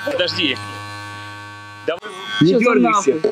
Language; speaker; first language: Russian; native; Russian